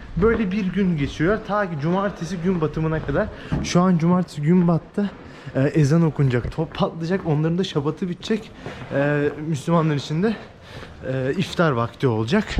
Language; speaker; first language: Turkish; native; Turkish